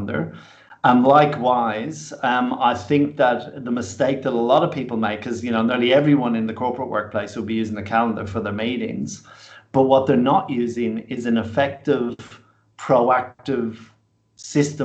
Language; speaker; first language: English; native; English